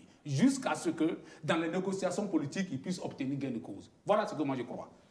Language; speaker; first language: French; native; French